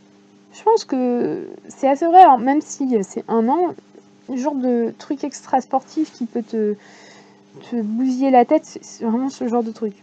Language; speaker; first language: French; native; French